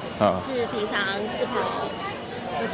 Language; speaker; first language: Chinese; native; Chinese